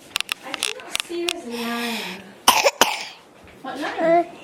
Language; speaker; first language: English; non-native, local second language; Malay